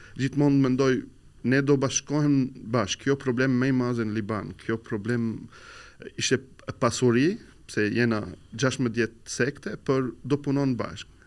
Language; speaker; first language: Albanian; non-native, learner; Arabic